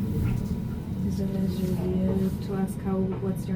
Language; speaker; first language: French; non-native, learner; Hebrew